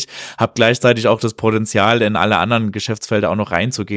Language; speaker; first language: German; native; German